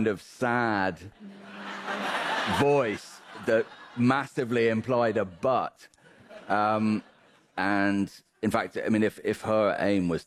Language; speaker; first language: English; native; English